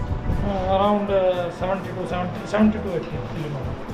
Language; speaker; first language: English; non-native, local second language; Hindi